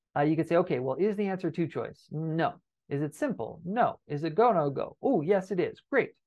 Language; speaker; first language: English; native; English